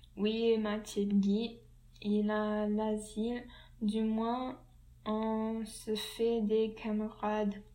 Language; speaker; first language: French; non-native, learner; English